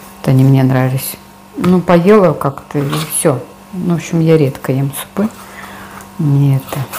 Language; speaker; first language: Russian; native; Russian